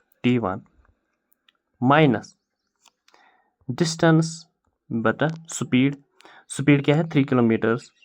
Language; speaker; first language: Hindi; non-native, local second language; Kashmiri